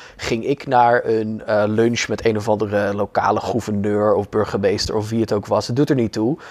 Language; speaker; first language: Dutch; native; Dutch